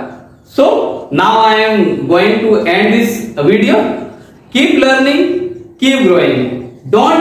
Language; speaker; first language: English; non-native, local second language; Hindi